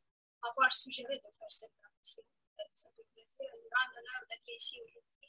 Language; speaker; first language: French; non-native, fluent; Romanian